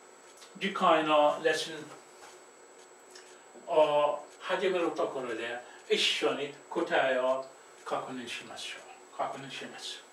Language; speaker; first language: Japanese; non-native, fluent; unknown